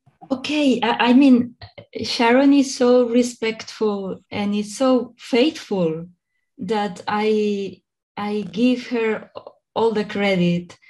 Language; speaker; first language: English; non-native, fluent; Catalan